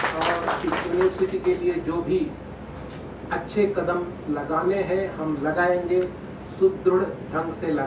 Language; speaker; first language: Hindi; non-native, local second language; Telugu